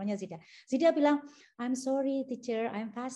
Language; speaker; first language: Indonesian; native; Indonesian